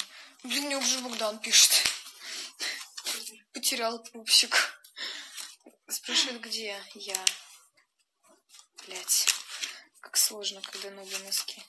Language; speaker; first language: Russian; native; Russian